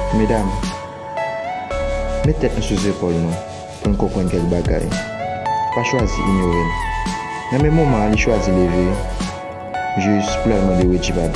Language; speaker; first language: French; non-native, learner; Haitian Creole